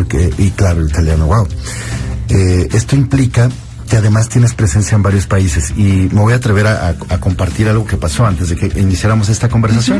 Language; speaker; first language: Spanish; native; Spanish